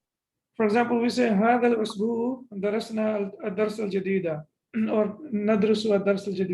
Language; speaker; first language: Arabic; non-native, fluent; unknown